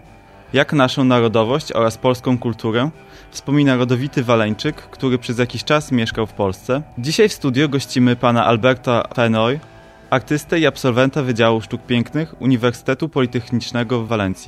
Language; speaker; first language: Polish; native; Polish